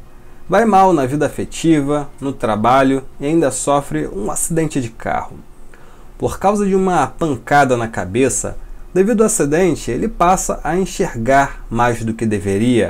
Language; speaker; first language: Portuguese; native; Portuguese